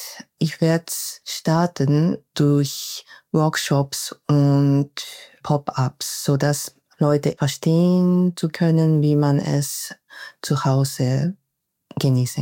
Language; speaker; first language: German; non-native, fluent; Japanese